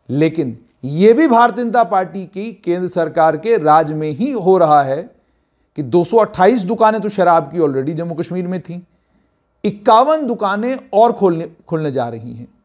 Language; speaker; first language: Hindi; non-native, local second language; Dogri